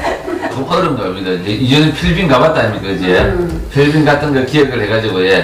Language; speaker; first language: Korean; native; Korean